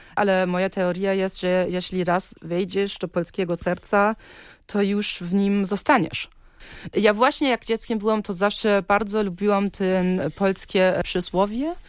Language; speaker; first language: Polish; early bilingual, heritage; Polish